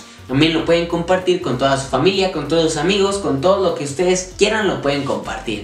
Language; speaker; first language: Spanish; native; Spanish